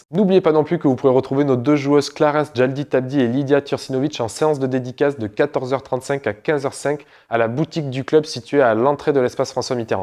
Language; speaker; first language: French; native; French